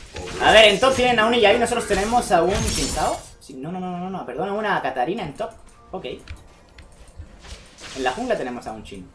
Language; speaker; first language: Spanish; native; Spanish